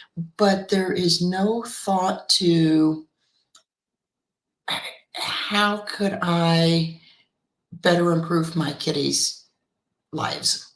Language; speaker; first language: English; native; English